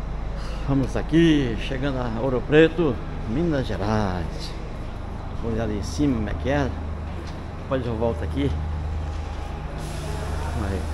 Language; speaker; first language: Portuguese; native; Portuguese